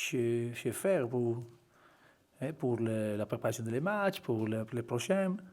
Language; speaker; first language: French; non-native, learner; Spanish